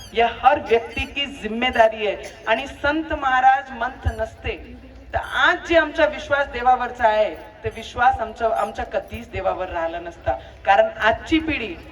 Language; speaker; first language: Marathi; non-native, local second language; Punjabi